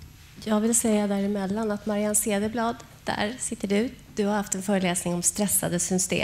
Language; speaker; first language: Swedish; native; Swedish